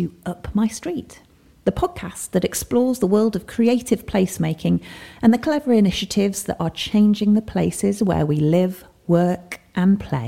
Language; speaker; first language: English; native; English